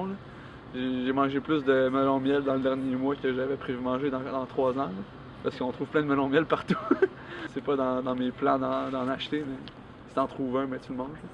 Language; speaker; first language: French; native; French